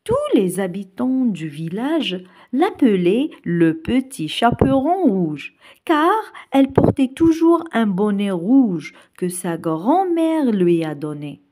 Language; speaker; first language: French; non-native, local second language; Arabic